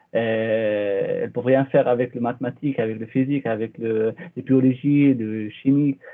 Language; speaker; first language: French; non-native, fluent; Arabic